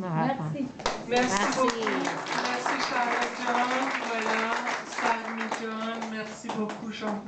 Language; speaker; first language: French; non-native, fluent; Persian